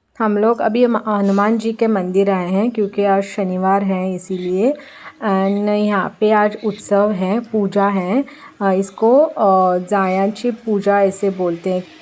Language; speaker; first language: Hindi; non-native, local second language; Konkani